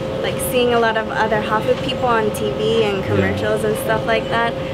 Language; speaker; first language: English; native; English